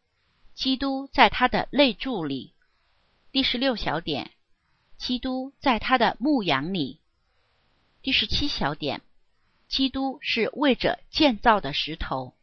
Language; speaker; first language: Chinese; native; Chinese